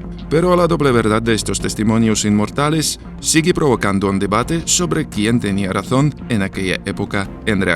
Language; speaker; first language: Spanish; non-native, fluent; Russian